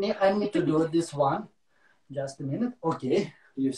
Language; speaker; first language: English; non-native, learner; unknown